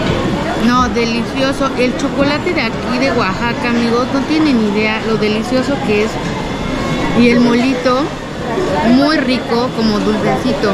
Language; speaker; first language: Spanish; native; Spanish